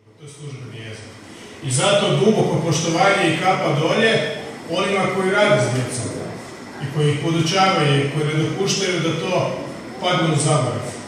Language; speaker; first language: Croatian; native; Croatian